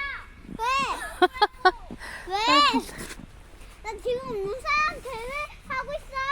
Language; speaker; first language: Korean; non-native, local second language; Mongolian